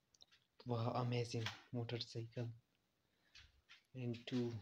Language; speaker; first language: English; non-native, learner; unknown